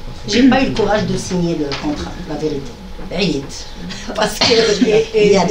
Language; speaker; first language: French; non-native, local second language; Arabic